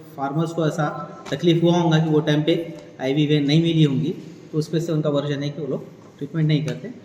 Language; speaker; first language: Hindi; non-native, local second language; Telugu